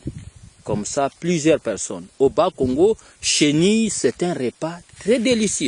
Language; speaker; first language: French; non-native, local second language; Kongo